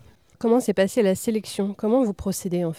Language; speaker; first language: French; native; French